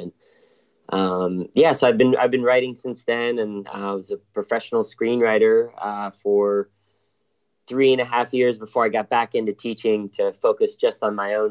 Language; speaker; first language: English; native; English